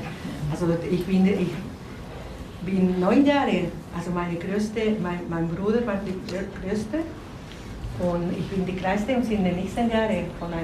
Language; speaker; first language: German; non-native, learner; Spanish